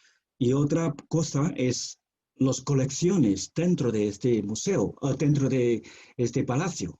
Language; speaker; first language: Spanish; non-native, fluent; Chinese